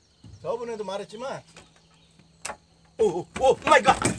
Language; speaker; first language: Korean; native; Korean